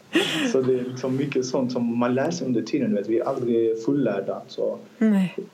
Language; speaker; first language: Swedish; early bilingual, other home language; Azerbaijani